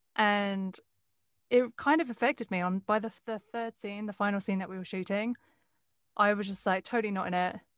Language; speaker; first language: English; native; English